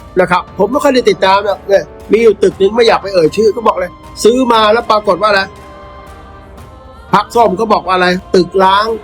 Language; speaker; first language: Thai; native; Thai